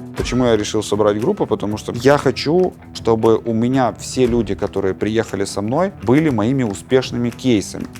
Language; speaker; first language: Russian; native; Russian